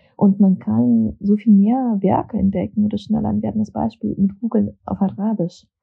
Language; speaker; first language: German; early bilingual, other home language; Russian